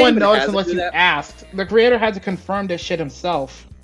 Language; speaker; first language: English; native; English